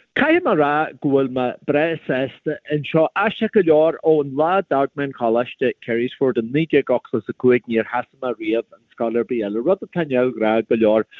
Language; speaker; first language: Irish; native; Irish